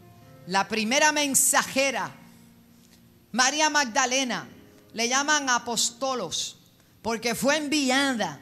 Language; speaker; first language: Spanish; native; Spanish